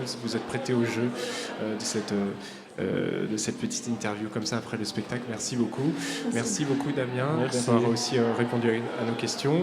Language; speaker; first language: French; native; French